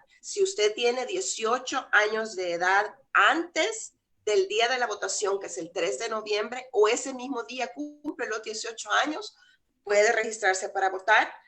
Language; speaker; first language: Spanish; native; Spanish